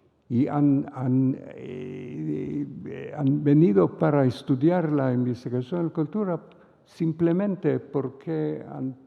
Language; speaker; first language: Spanish; non-native, fluent; Hebrew